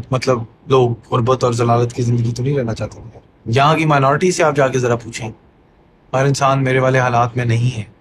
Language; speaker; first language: Urdu; native; Urdu